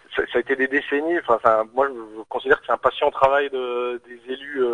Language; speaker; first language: French; native; French